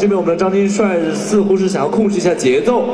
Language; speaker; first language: Chinese; native; Chinese